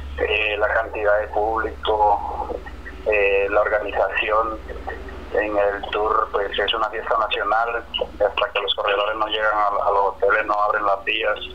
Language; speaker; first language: Spanish; native; Spanish